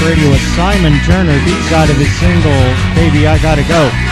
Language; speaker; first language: English; native; English